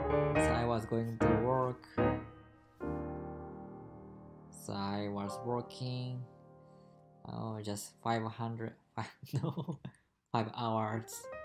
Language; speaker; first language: English; non-native, learner; Japanese